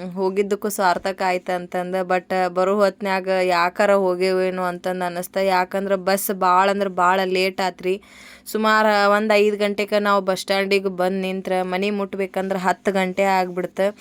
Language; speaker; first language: Kannada; native; Kannada